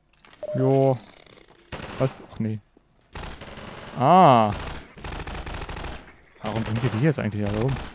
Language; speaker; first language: German; native; German